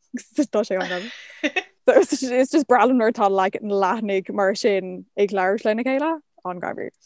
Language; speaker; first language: Irish; non-native, local second language; English